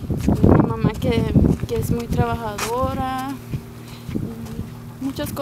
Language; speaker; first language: Spanish; early bilingual, other home language; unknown